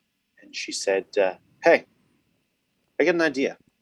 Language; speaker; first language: English; native; English